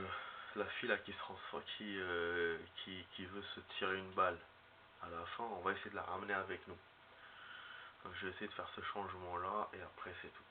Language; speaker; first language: French; native; French